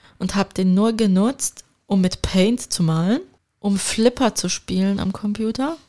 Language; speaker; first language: German; early bilingual, other home language; Turkish